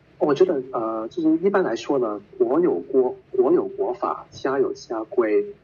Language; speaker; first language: Chinese; non-native, local second language; Cantonese